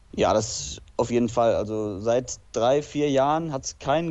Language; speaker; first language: German; native; German